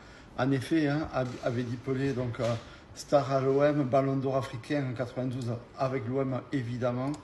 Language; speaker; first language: French; native; French